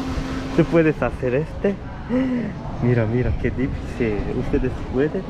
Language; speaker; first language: Spanish; non-native, learner; Korean